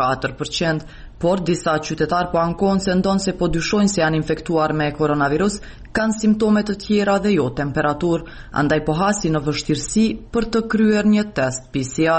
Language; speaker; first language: Albanian; native; Albanian